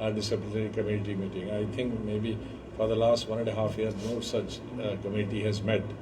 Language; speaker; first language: English; non-native, local second language; Hindi